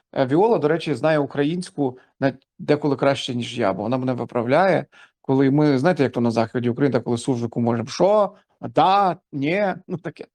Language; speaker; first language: Ukrainian; native; Ukrainian